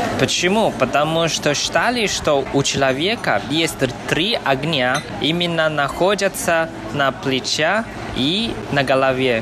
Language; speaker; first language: Russian; non-native, fluent; Chinese